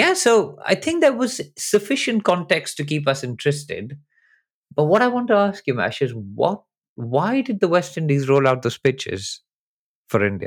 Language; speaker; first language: English; non-native, local second language; Hindi